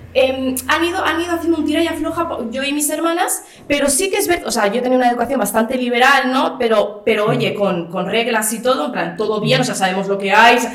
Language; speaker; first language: Spanish; early bilingual, other home language; Arabic